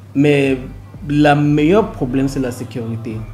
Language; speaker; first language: French; non-native, local second language; English